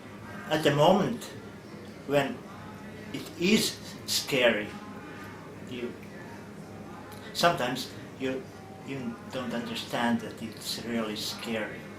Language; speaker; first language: English; non-native, learner; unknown